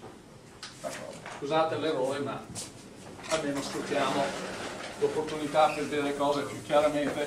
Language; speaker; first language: Italian; native; Italian